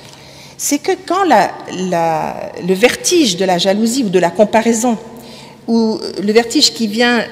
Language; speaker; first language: French; native; French